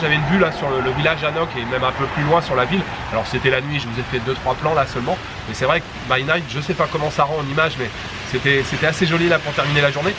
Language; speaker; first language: French; native; French